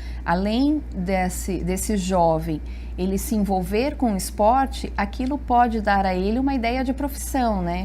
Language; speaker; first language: Portuguese; native; Portuguese